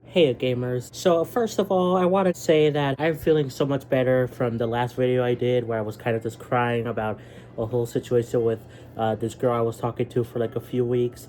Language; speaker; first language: English; native; English